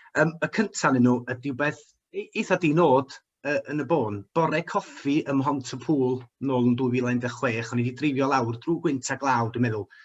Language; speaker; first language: Welsh; native; Welsh